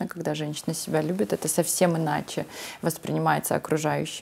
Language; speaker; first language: Russian; non-native, local second language; Ossetic